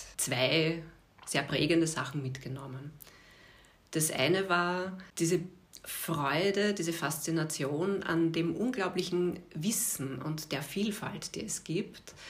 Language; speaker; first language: German; native; German